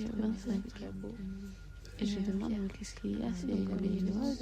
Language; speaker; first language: French; non-native, fluent; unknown